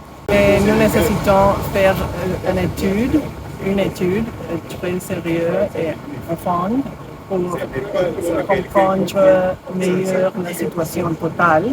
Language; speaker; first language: French; non-native, learner; English